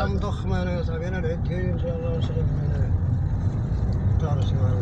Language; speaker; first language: Arabic; native; Arabic